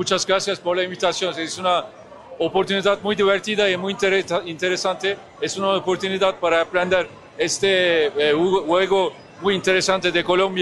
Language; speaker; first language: Spanish; non-native, learner; Turkish